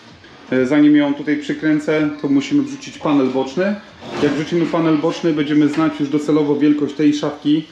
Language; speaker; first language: Polish; native; Polish